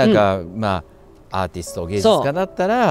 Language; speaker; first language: Japanese; native; Japanese